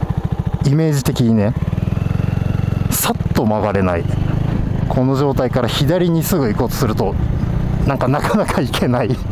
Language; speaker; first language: Japanese; native; Japanese